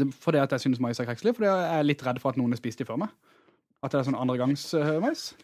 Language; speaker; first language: Norwegian; native; Norwegian